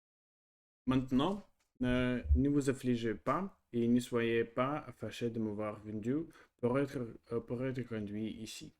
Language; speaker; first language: French; non-native, learner; Russian